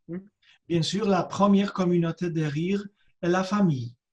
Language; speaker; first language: French; non-native, fluent; Polish